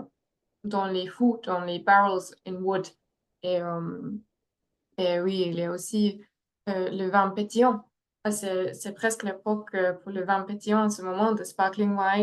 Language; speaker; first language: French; non-native, fluent; English